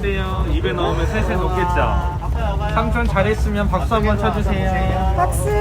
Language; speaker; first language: Korean; native; Korean